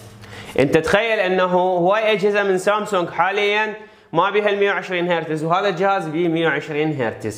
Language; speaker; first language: Arabic; native; Arabic